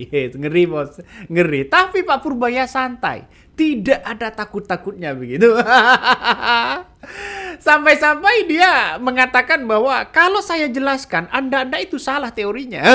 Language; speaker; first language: Indonesian; native; Indonesian